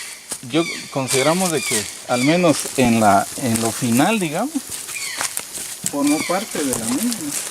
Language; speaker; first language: Spanish; native; Spanish